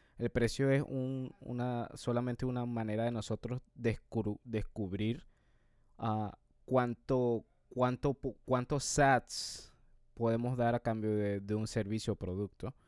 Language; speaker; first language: Spanish; native; Spanish